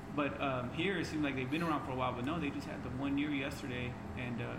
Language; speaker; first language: English; native; English